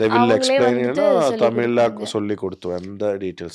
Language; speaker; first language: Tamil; non-native, learner; Malayalam